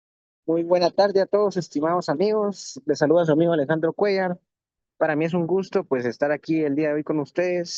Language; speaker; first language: Spanish; native; Spanish